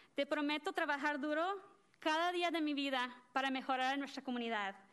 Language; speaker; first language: Spanish; early bilingual, other home language; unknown